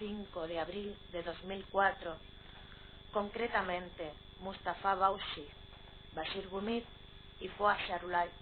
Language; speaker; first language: Spanish; native; Spanish